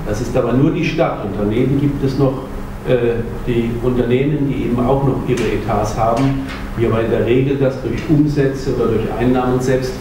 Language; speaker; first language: German; native; German